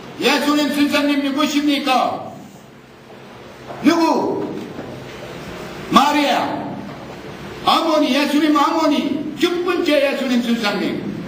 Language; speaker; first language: Korean; non-native, learner; Arabic